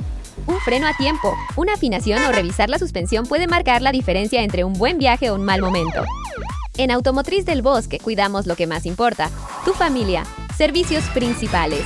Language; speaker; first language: Spanish; native; Spanish